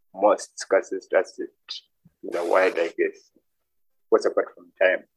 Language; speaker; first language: English; non-native, local second language; Ganda